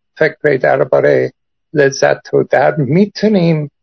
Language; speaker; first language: Persian; non-native, fluent; English